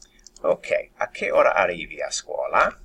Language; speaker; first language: Italian; non-native, fluent; English